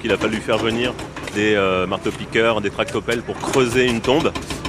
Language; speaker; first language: French; native; French